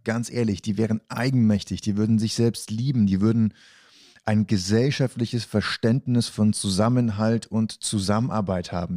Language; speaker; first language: German; native; German